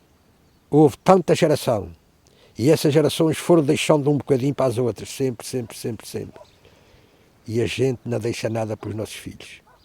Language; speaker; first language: Portuguese; native; Portuguese